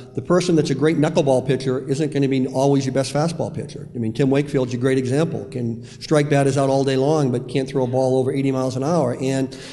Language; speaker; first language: English; native; English